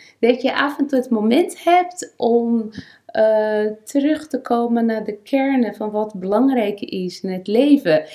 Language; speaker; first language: Dutch; non-native, fluent; Portuguese